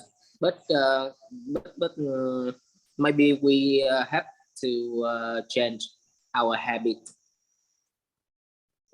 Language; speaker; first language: English; non-native, learner; Vietnamese